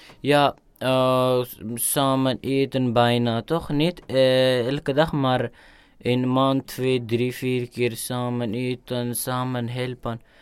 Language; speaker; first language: Dutch; non-native, learner; Urdu